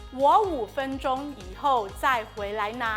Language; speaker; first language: Chinese; non-native, fluent; Thai